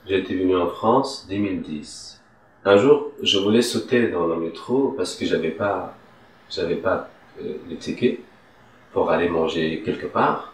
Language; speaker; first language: French; non-native, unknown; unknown